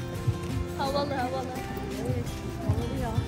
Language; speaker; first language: Turkish; non-native, fluent; Filipino